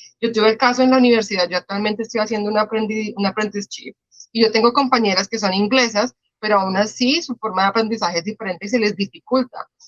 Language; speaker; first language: Spanish; native; Spanish